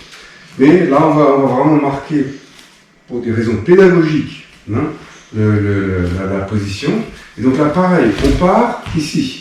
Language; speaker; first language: French; native; French